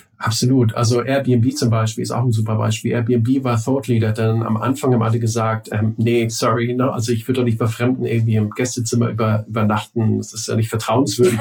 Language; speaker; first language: German; native; German